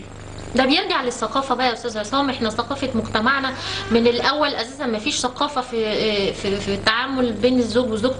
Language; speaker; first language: Arabic; native; Arabic